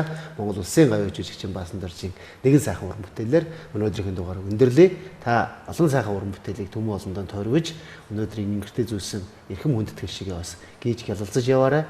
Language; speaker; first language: Mongolian; native; Mongolian